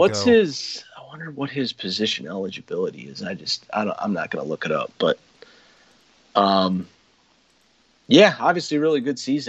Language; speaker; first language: English; native; English